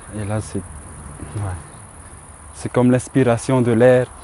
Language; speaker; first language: French; non-native, local second language; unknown